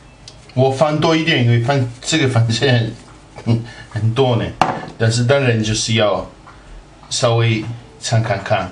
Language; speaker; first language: Chinese; non-native, fluent; Italian